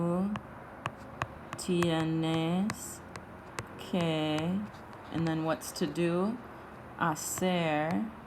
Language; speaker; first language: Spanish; non-native, fluent; English